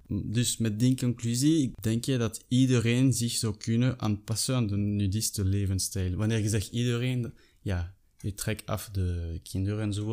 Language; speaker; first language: Dutch; non-native, learner; French